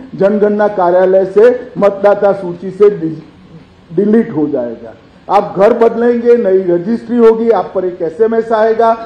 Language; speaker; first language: Hindi; non-native, local second language; Gujarati